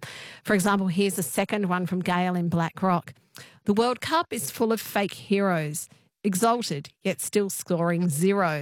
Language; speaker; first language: English; native; English